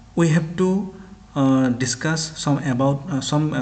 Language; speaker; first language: English; non-native, local second language; Assamese